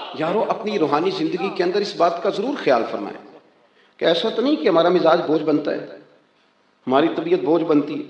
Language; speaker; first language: Urdu; non-native, local second language; Punjabi